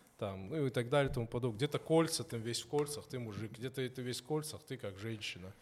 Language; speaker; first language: Russian; native; Russian